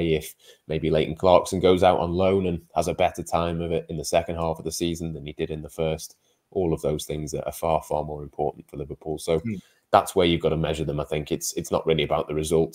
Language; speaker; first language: English; native; English